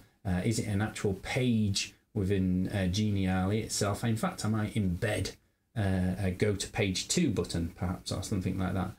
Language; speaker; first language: English; native; English